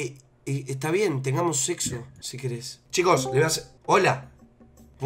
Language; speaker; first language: Spanish; native; Spanish